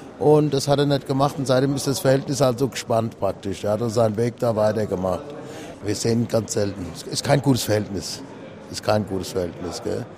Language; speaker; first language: German; native; German